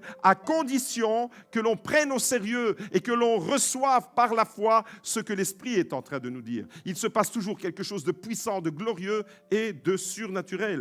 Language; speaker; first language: French; native; French